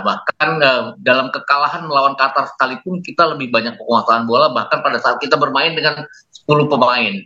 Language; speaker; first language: Indonesian; native; Indonesian